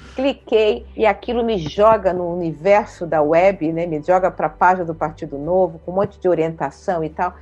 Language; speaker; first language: Portuguese; native; Portuguese